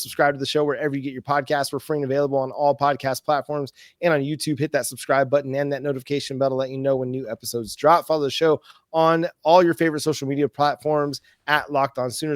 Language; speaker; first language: English; native; English